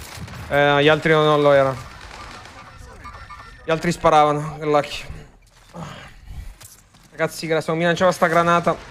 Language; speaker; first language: Italian; native; Italian